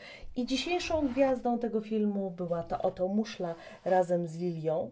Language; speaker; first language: Polish; native; Polish